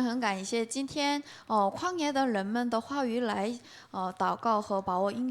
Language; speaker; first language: Chinese; non-native, learner; Korean